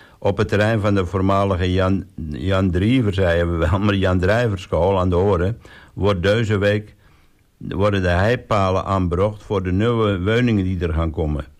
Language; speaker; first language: Dutch; native; Dutch